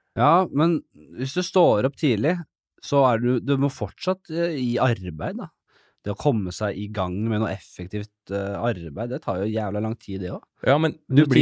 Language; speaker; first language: Norwegian; native; Norwegian